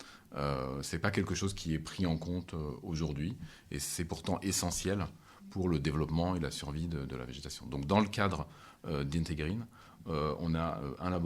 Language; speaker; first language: French; native; French